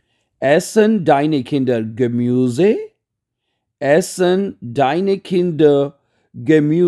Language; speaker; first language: German; non-native, fluent; Urdu